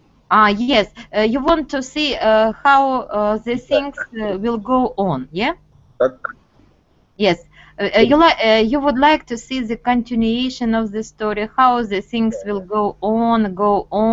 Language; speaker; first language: English; non-native, fluent; Russian